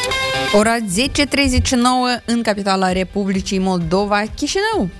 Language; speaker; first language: Romanian; native; Romanian